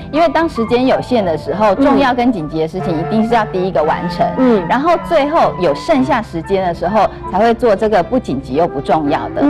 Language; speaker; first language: Chinese; native; Chinese